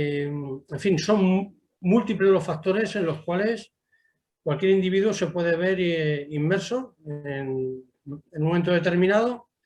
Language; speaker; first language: Spanish; native; Spanish